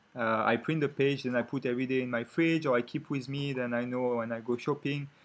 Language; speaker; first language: English; non-native, fluent; French